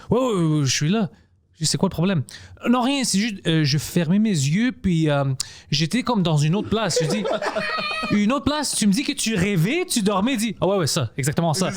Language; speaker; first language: French; early bilingual, other home language; Greek